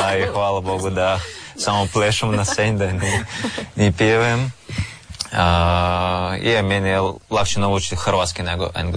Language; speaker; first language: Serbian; non-native, learner; Russian